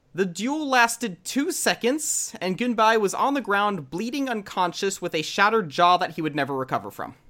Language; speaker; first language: English; native; English